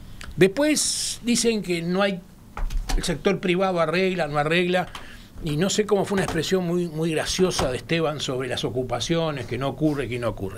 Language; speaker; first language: Spanish; native; Spanish